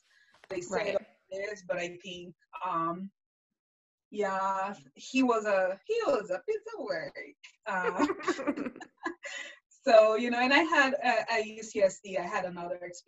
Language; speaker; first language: English; non-native, fluent; Portuguese